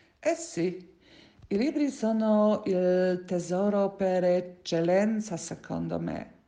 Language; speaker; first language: Italian; non-native, fluent; Polish